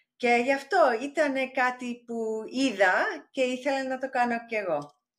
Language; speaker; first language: Greek; early bilingual, heritage; English